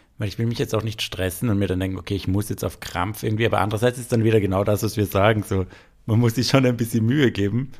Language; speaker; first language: German; native; German